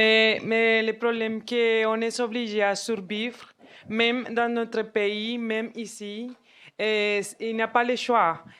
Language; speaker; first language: French; non-native, fluent; Spanish